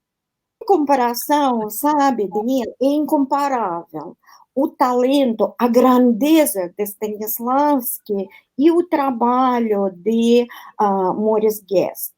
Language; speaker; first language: Portuguese; non-native, fluent; Russian